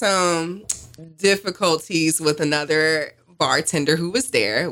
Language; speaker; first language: English; native; English